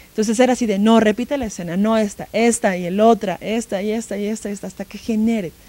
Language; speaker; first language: Spanish; native; Spanish